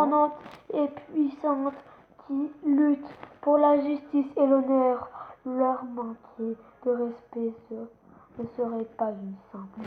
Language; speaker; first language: French; native; French